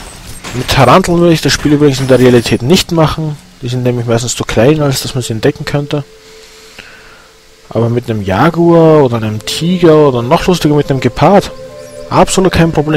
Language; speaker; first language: German; native; German